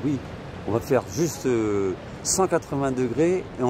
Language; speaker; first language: French; native; French